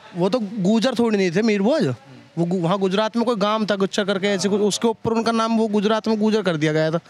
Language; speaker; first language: Hindi; native; Hindi